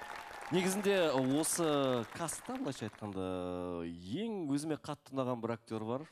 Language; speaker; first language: Kazakh; native; Kazakh